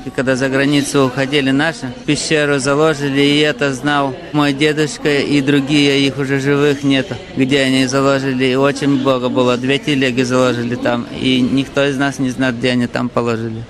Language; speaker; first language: Russian; early bilingual, heritage; Spanish